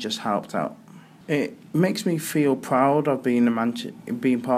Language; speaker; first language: English; native; English